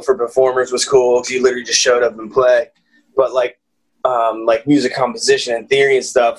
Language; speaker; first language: English; native; English